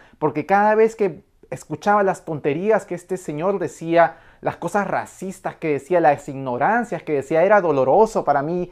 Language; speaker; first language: Spanish; native; Spanish